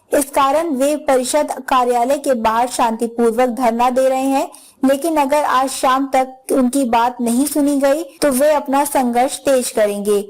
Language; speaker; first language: Hindi; non-native, local second language; Punjabi